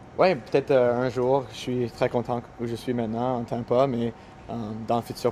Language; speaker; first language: French; non-native, local second language; English